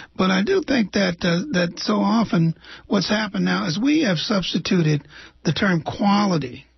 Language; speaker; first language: English; native; English